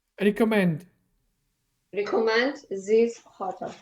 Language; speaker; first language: English; non-native, learner; Ukrainian